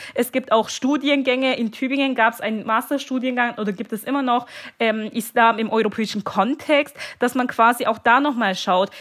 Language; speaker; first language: German; native; German